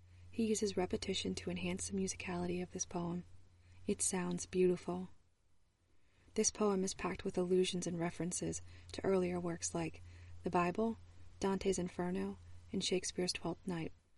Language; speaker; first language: English; native; English